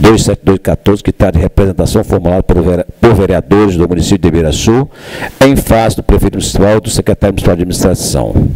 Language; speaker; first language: Portuguese; native; Portuguese